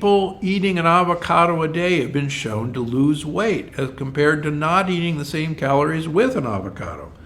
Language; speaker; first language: English; native; English